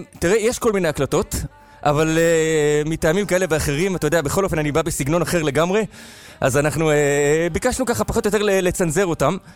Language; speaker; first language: Hebrew; native; Hebrew